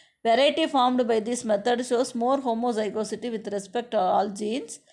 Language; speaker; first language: English; non-native, local second language; Tamil